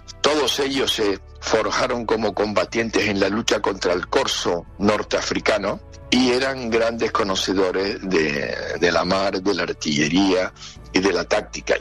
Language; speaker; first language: Spanish; native; Spanish